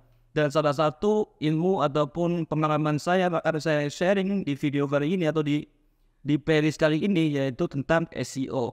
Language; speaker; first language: Indonesian; native; Indonesian